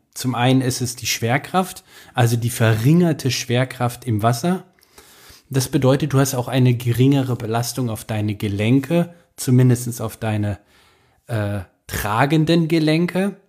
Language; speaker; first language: German; native; German